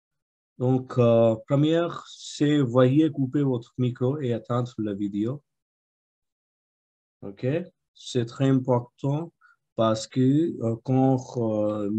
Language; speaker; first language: French; non-native, fluent; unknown